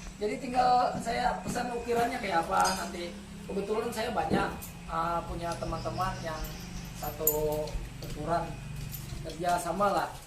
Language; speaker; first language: Indonesian; non-native, local second language; Banjar